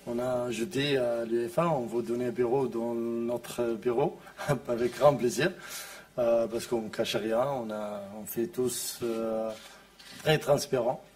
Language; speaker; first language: French; non-native, learner; Arabic